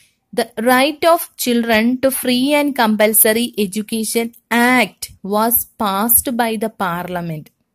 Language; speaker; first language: English; non-native, local second language; Malayalam